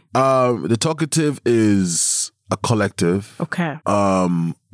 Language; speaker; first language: English; non-native, local second language; Yoruba